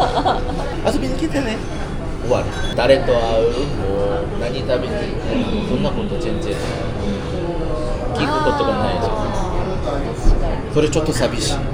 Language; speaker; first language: Japanese; non-native, learner; Korean